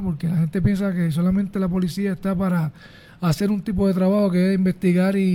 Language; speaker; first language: Spanish; native; Spanish